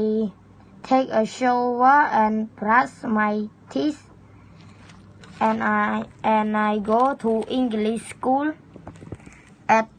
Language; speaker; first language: English; non-native, learner; Khmer